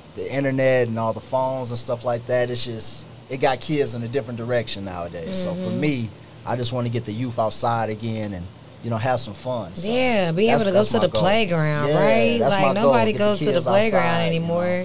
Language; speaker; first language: English; native; English